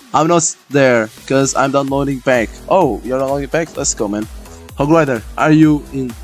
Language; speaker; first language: English; non-native, learner; Portuguese